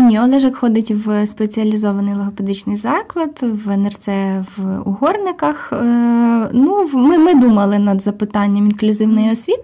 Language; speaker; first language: Ukrainian; native; Ukrainian